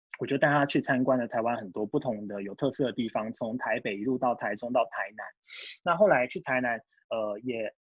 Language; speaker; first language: Chinese; early bilingual, heritage; Japanese